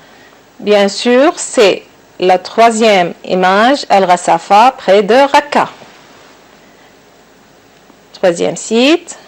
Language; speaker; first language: French; non-native, local second language; Arabic